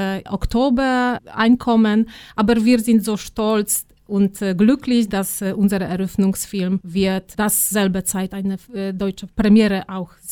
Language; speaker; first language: German; non-native, fluent; Polish